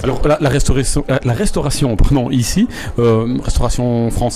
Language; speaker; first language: French; native; French